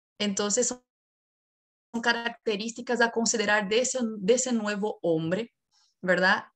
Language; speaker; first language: Spanish; non-native, fluent; Portuguese